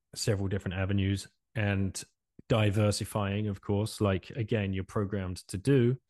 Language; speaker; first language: English; native; English